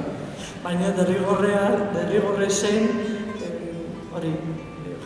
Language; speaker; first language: Basque; non-native, local second language; Spanish